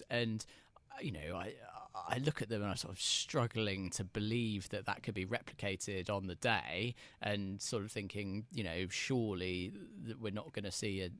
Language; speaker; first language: English; native; English